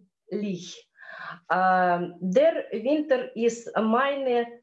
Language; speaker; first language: German; non-native, learner; Russian